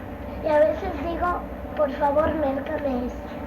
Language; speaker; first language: Galician; early bilingual, heritage; Galician